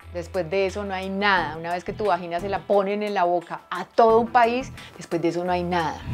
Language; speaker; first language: Spanish; native; Spanish